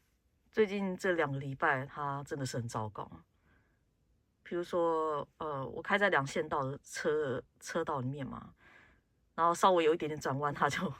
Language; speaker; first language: Chinese; native; Chinese